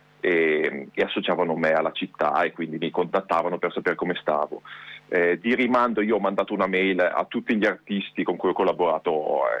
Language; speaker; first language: Italian; native; Italian